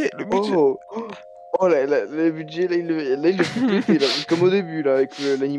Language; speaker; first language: French; native; French